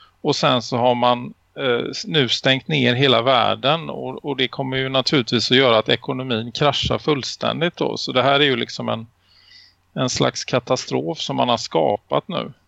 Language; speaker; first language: Swedish; native; Swedish